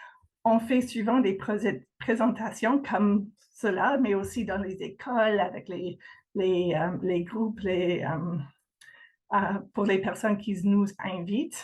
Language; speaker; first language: French; non-native, fluent; English